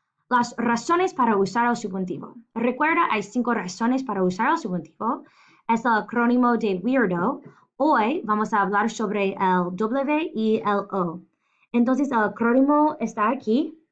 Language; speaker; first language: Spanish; non-native, fluent; English